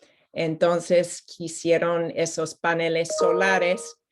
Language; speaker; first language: Spanish; non-native, fluent; English